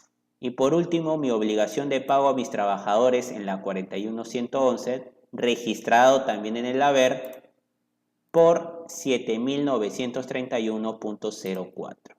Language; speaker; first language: Spanish; native; Spanish